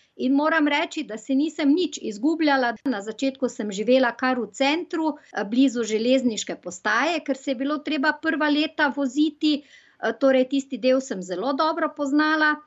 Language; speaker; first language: Slovenian; native; Slovenian